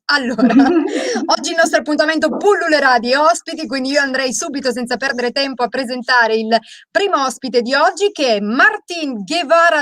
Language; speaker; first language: Italian; native; Italian